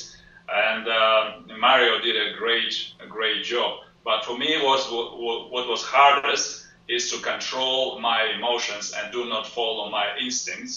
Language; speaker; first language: English; non-native, fluent; Russian